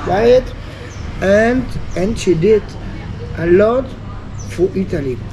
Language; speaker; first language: English; non-native, learner; Italian